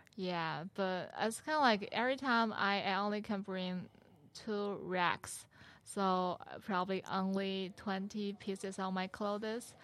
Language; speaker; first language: English; non-native, learner; Chinese